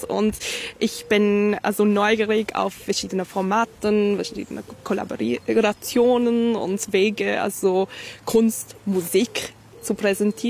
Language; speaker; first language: German; non-native, fluent; English